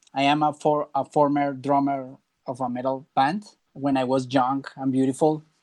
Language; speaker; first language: English; non-native, fluent; Spanish